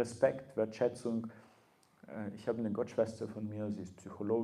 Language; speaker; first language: German; non-native, fluent; Russian